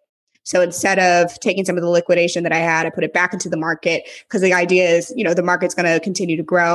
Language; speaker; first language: English; native; English